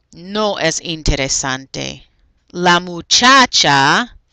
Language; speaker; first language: Spanish; non-native, fluent; English